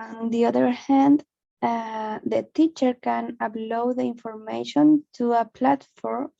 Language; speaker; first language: English; non-native, learner; Spanish